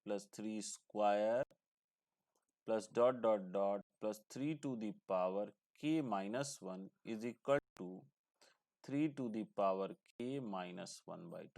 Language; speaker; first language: Hindi; native; Hindi